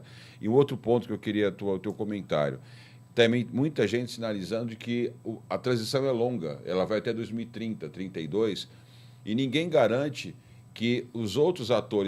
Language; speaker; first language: Portuguese; native; Portuguese